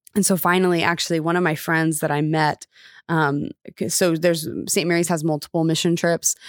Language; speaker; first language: English; native; English